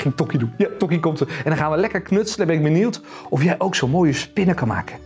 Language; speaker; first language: Dutch; native; Dutch